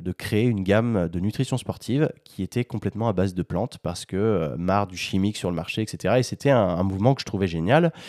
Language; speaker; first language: French; native; French